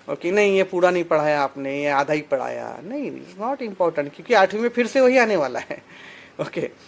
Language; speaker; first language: Hindi; non-native, local second language; Marathi